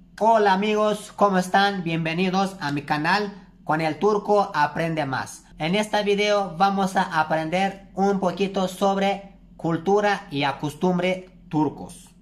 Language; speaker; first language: Spanish; non-native, learner; Turkish